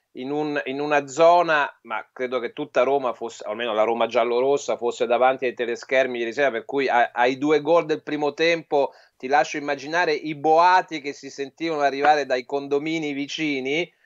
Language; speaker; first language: Italian; native; Italian